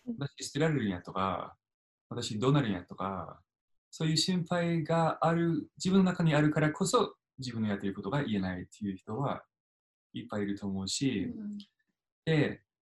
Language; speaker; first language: Japanese; non-native, fluent; English